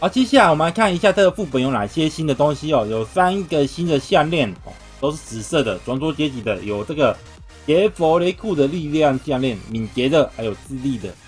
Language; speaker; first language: Chinese; native; Chinese